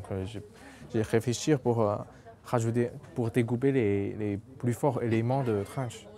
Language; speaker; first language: French; non-native, local second language; Chinese